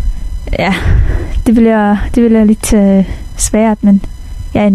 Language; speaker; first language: Danish; non-native, fluent; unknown